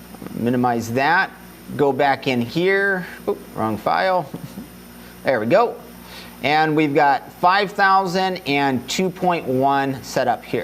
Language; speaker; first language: English; native; English